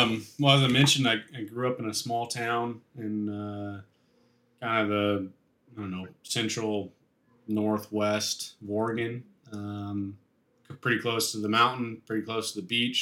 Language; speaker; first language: English; native; English